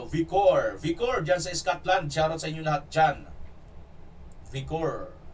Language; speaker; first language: Filipino; non-native, local second language; Cebuano